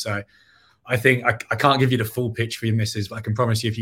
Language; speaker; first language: English; native; English